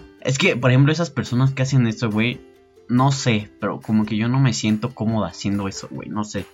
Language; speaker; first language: Spanish; native; Spanish